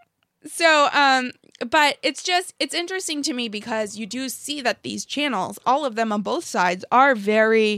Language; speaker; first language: English; native; English